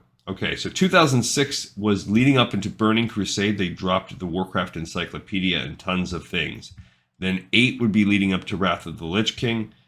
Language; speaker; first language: English; native; English